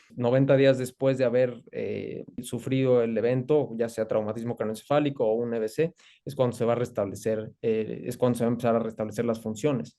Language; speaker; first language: Spanish; native; Spanish